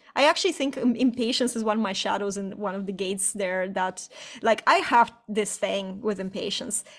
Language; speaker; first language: English; non-native, fluent; Estonian